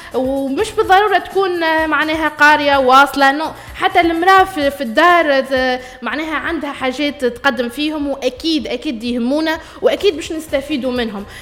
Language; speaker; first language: Arabic; native; Arabic